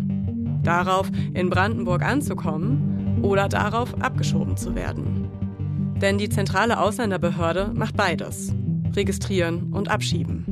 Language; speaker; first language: German; native; German